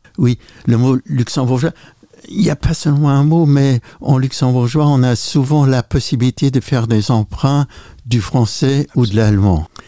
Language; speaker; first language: French; non-native, local second language; Luxembourgish